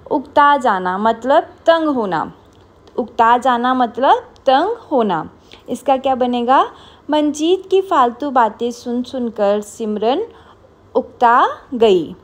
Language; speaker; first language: Hindi; non-native, local second language; Punjabi